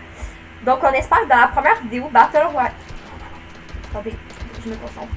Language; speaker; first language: French; native; French